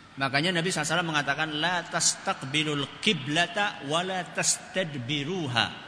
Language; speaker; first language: Indonesian; non-native, local second language; Javanese